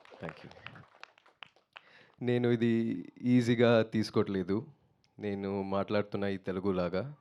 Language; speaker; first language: Telugu; non-native, learner; Tamil